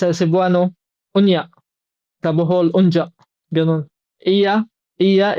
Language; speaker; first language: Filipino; non-native, fluent; Arabic